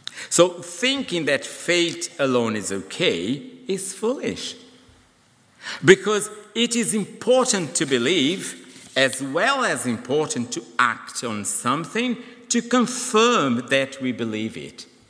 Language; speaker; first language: English; non-native, fluent; Portuguese